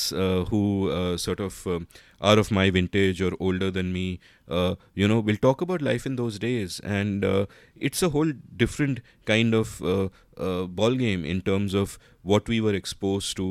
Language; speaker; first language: English; non-native, local second language; Hindi